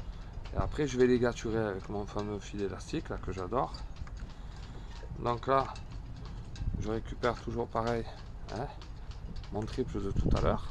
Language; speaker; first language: French; native; French